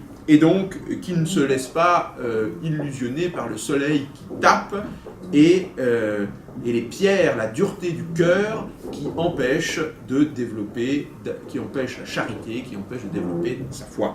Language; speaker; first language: French; native; French